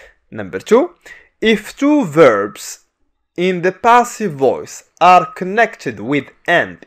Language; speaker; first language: English; non-native, fluent; Arabic